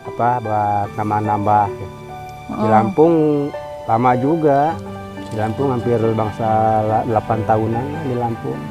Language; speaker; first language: Indonesian; non-native, local second language; Sundanese